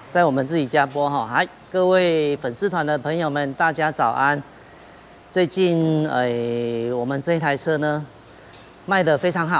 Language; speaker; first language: Chinese; native; Chinese